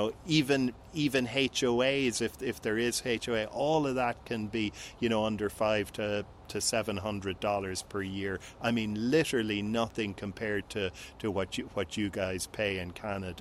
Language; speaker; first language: English; native; English